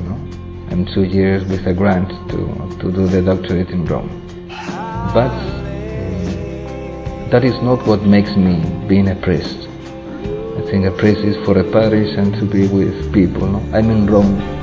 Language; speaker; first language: English; non-native, fluent; Spanish